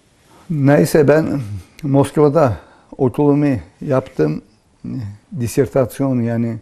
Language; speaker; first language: Turkish; early bilingual, heritage; Turkish